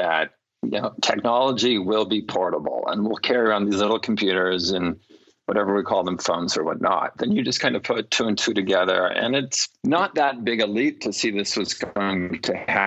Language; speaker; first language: English; native; English